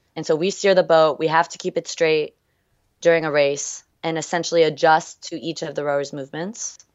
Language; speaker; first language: English; early bilingual, other home language; French